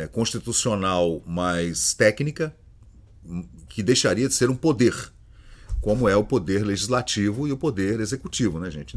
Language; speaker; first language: Portuguese; native; Portuguese